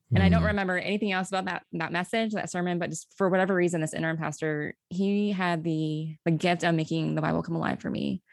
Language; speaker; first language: English; native; English